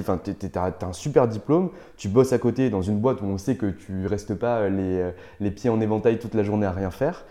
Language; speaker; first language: French; native; French